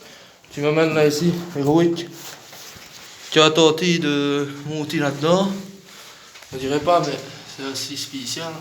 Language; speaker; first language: French; native; French